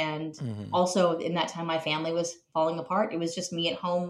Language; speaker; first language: English; native; English